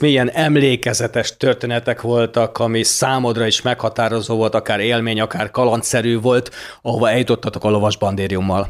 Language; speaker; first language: Hungarian; native; Hungarian